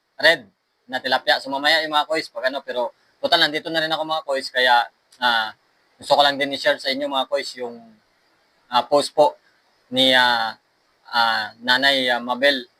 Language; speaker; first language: Filipino; non-native, local second language; Aklanon